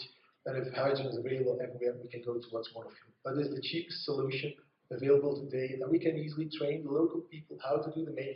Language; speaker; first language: English; non-native, fluent; Dutch